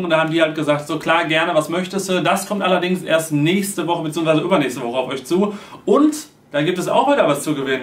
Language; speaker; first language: German; native; German